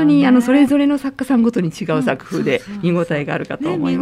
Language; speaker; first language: Japanese; native; Japanese